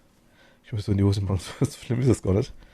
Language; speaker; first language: German; native; German